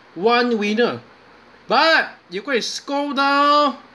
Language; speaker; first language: English; non-native, local second language; Chinese